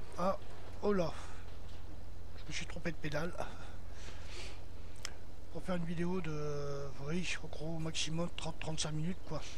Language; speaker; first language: French; native; French